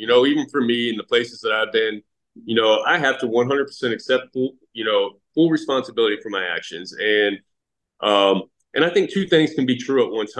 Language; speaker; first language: English; native; English